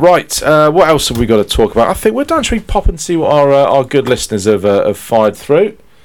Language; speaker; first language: English; native; English